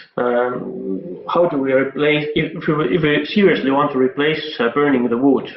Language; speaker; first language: English; non-native, fluent; Estonian